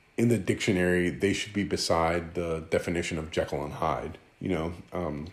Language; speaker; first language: English; early bilingual, other home language; Greek